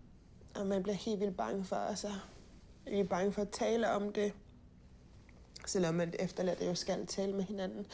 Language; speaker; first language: Danish; native; Danish